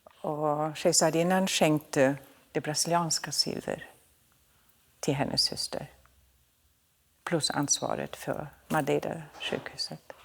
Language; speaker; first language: Swedish; non-native, fluent; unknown